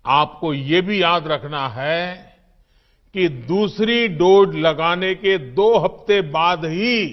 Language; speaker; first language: Hindi; non-native, local second language; Gujarati